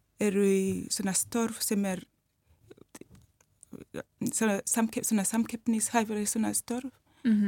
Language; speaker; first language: Icelandic; non-native, learner; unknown